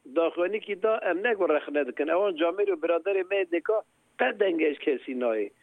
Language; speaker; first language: Kurdish; native; Kurdish